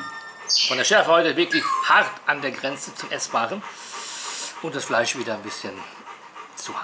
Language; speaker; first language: German; native; German